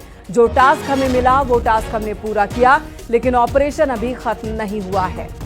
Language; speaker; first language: Hindi; native; Hindi